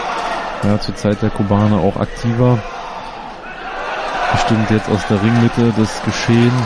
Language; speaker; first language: German; native; German